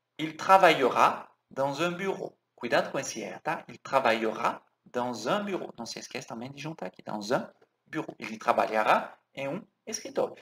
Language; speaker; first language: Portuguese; non-native, fluent; French